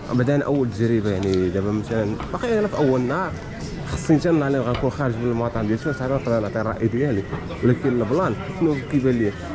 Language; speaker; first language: Arabic; native; Arabic